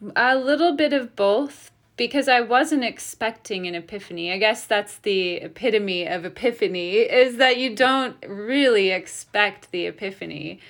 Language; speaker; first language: English; native; English